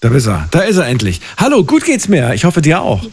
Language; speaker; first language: German; native; German